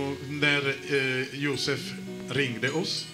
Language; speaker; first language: Swedish; non-native, fluent; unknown